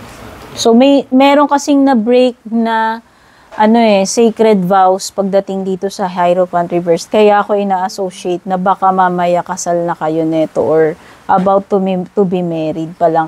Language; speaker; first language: Filipino; native; Filipino